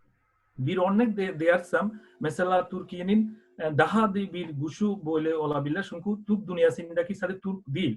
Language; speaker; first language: Turkish; non-native, fluent; Bangla